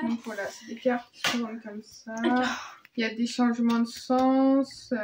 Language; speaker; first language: French; native; French